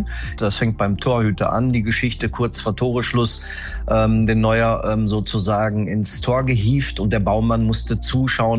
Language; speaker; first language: German; native; German